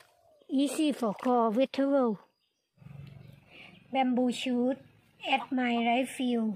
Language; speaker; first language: English; non-native, learner; Thai